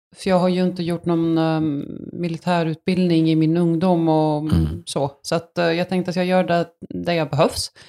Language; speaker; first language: Swedish; early bilingual, other home language; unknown